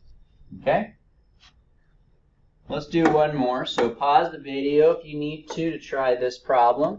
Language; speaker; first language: English; native; English